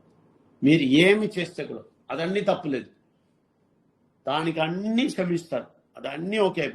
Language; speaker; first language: Telugu; non-native, learner; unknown